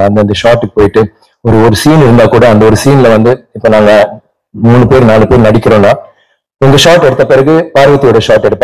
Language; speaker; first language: Tamil; native; Tamil